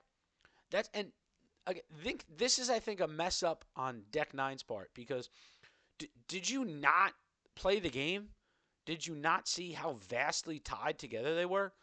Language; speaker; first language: English; native; English